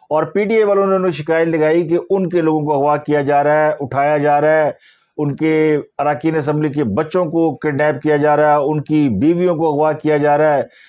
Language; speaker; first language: Urdu; native; Urdu